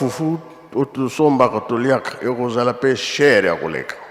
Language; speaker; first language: Lingala; non-native, local second language; Kongo